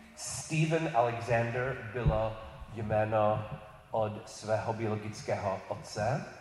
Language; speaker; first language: Czech; non-native, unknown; English